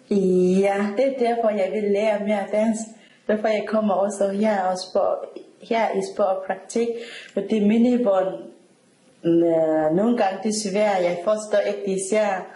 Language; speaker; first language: Danish; non-native, learner; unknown